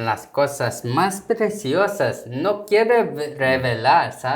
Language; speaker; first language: Spanish; non-native, fluent; Korean